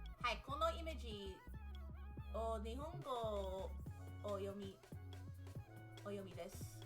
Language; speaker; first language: Japanese; non-native, learner; English